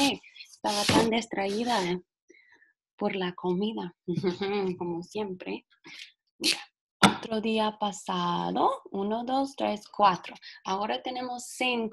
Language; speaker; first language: Spanish; non-native, fluent; English